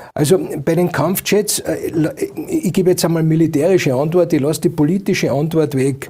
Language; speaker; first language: German; native; German